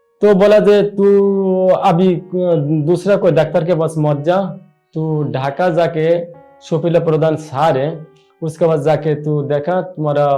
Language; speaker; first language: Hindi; non-native, learner; Bangla